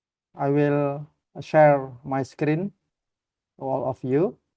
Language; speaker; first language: English; non-native, learner; Indonesian